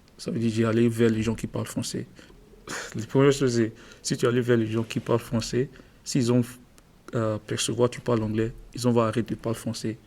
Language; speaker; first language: French; non-native, learner; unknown